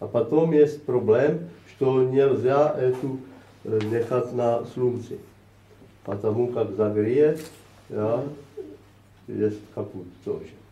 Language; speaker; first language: Russian; non-native, learner; Czech